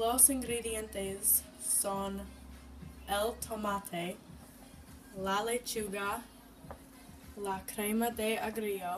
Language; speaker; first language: Spanish; non-native, learner; English